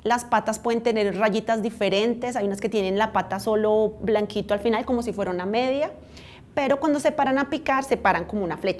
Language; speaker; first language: Spanish; native; Spanish